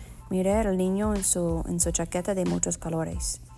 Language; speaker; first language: Spanish; non-native, learner; English